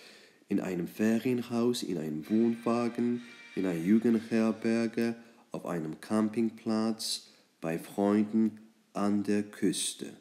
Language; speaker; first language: German; non-native, fluent; English